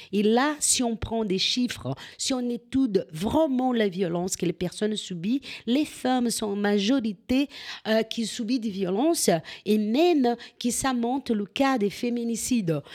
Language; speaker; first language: French; non-native, fluent; Portuguese